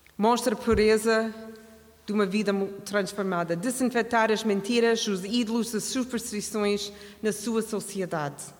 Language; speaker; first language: Portuguese; non-native, fluent; English